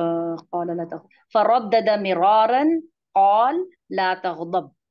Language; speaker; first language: Arabic; non-native, learner; Urdu